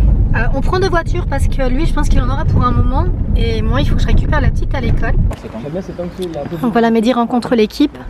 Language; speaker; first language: French; native; French